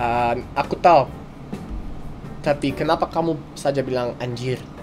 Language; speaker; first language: Indonesian; non-native, learner; English